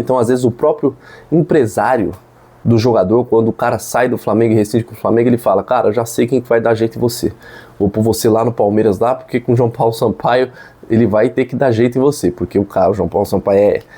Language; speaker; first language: Portuguese; native; Portuguese